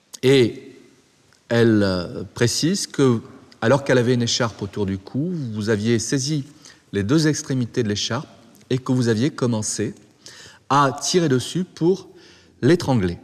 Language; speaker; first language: French; native; French